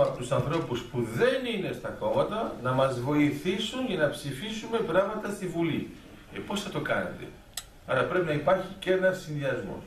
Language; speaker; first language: Greek; early bilingual, heritage; Greek